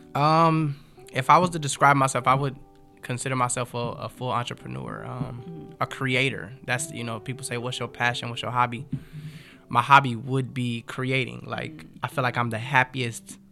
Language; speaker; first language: English; native; English